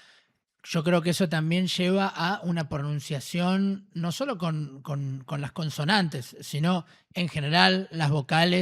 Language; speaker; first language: Spanish; native; Spanish